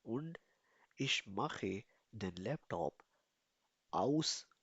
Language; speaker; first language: German; non-native, fluent; Hindi